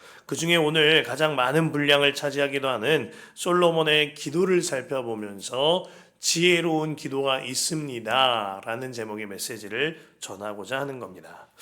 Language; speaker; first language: Korean; native; Korean